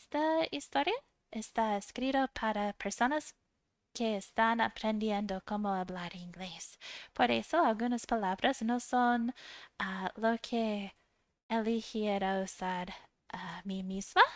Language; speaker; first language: Spanish; non-native, fluent; English